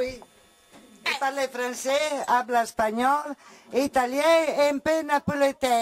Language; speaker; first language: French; non-native, learner; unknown